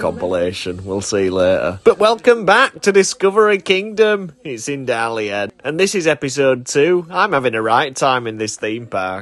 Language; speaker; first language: English; native; English